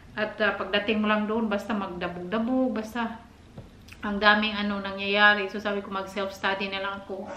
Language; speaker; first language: Filipino; non-native, local second language; Cebuano